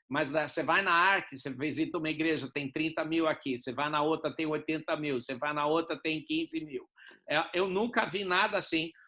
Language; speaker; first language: Portuguese; non-native, fluent; English